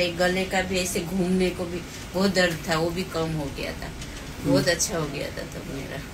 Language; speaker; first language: Hindi; non-native, local second language; Gujarati